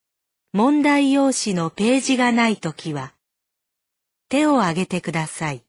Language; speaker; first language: Japanese; native; Japanese